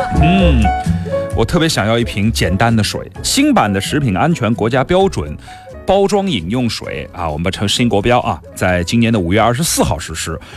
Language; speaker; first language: Chinese; native; Chinese